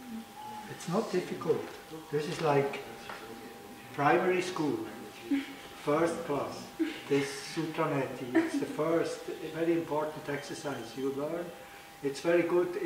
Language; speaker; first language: English; non-native, learner; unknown